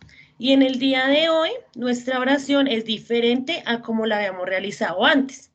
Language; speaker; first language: Spanish; native; Spanish